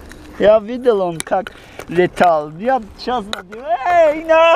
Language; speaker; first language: Russian; non-native, learner; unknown